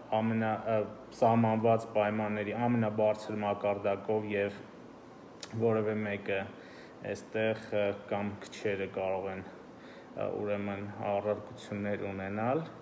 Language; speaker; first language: Armenian; native; Armenian